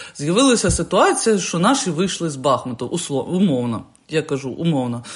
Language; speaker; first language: Ukrainian; native; Ukrainian